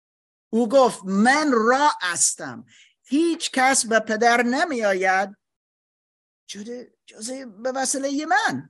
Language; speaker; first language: Persian; non-native, learner; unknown